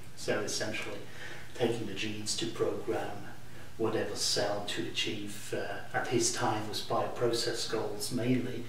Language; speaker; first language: English; non-native, fluent; German